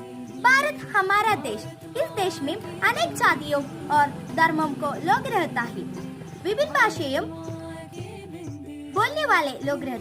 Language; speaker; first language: Hindi; non-native, local second language; Malayalam